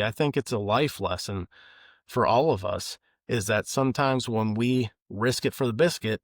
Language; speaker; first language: English; native; English